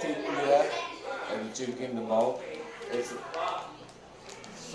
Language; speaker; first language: English; non-native, learner; Chinese